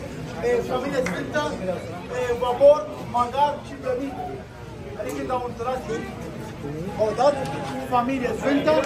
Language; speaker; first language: Romanian; non-native, learner; Arabic